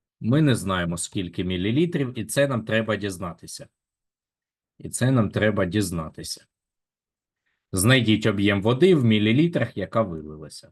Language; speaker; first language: Ukrainian; native; Ukrainian